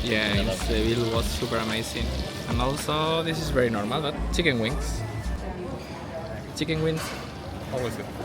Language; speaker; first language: English; non-native, fluent; Spanish